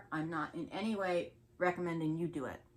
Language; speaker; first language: English; native; English